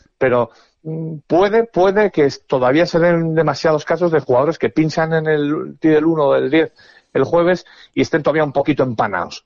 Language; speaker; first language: Spanish; native; Spanish